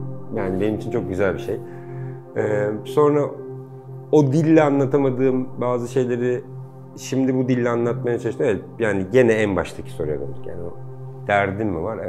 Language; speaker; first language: Turkish; native; Turkish